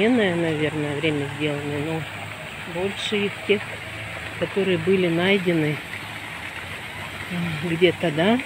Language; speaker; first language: Russian; native; Russian